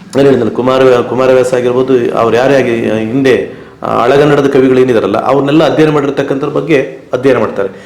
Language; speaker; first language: Kannada; native; Kannada